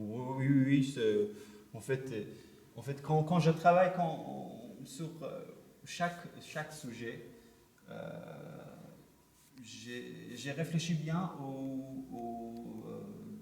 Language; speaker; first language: French; non-native, learner; Persian